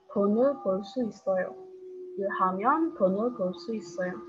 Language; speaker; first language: Korean; non-native, learner; Indonesian